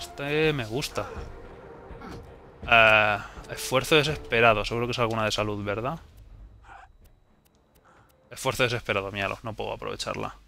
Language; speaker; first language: Spanish; native; Spanish